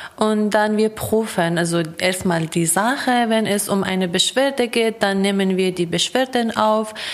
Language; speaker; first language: German; non-native, fluent; Persian